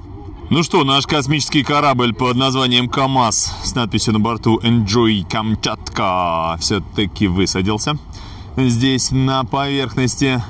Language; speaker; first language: Russian; native; Russian